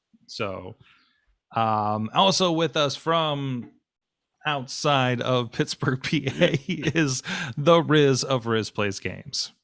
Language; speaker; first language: English; native; English